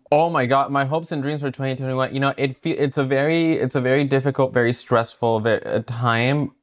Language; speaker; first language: English; non-native, fluent; Spanish